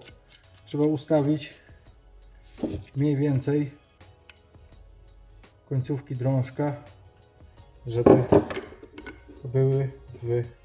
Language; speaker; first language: Polish; native; Polish